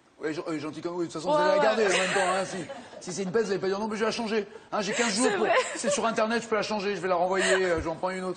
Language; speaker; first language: French; native; French